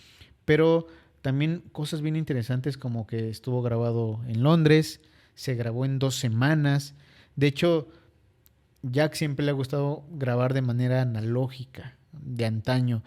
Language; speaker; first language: Spanish; native; Spanish